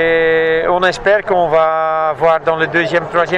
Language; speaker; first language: French; non-native, fluent; Dutch